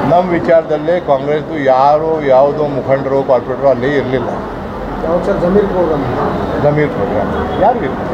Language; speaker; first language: Kannada; non-native, local second language; Urdu